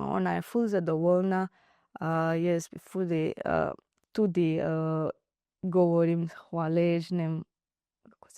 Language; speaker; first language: Slovenian; non-native, learner; Divehi